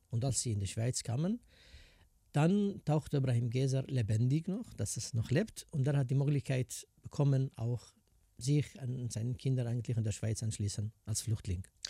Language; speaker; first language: German; non-native, fluent; Kurdish